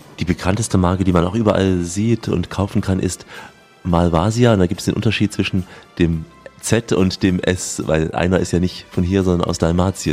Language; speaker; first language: German; native; German